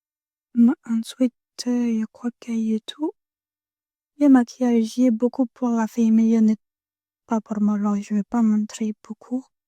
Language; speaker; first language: French; non-native, learner; Spanish